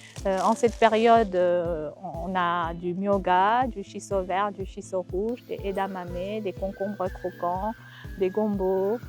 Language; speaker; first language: French; non-native, fluent; Japanese